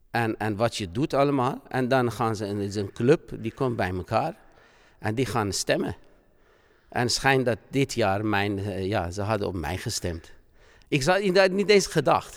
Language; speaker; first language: Dutch; non-native, fluent; Persian